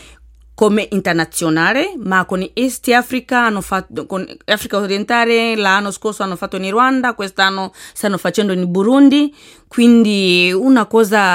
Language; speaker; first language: Italian; non-native, learner; Swahili